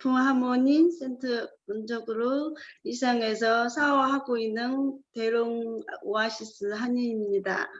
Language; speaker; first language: Korean; non-native, learner; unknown